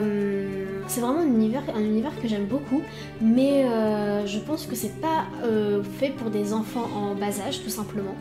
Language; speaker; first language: French; native; French